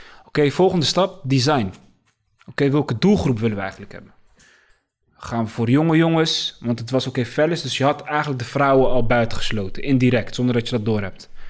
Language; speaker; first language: Dutch; early bilingual, other home language; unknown